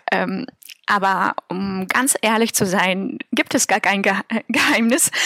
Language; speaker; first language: German; non-native, fluent; Russian